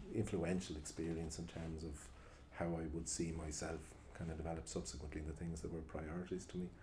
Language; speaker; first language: English; native; English